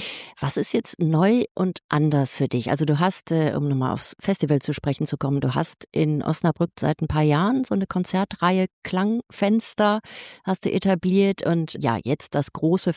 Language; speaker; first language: German; native; German